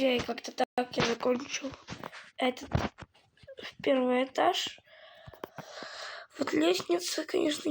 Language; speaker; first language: Russian; native; Russian